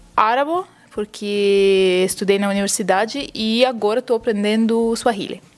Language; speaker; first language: Portuguese; non-native, fluent; Russian